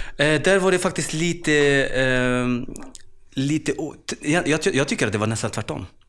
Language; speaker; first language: Swedish; early bilingual, other home language; Arabic